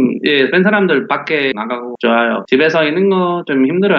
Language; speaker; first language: Korean; non-native, learner; Spanish